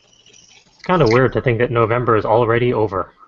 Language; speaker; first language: English; native; English